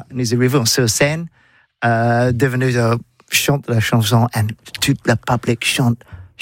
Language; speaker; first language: French; non-native, learner; English